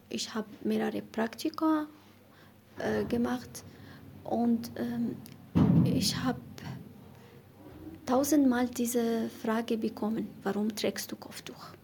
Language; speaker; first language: German; non-native, learner; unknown